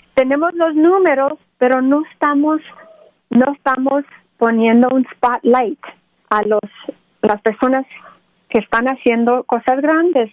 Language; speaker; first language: Spanish; early bilingual, heritage; Spanish